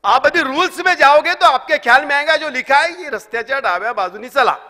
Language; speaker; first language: Hindi; non-native, local second language; Marathi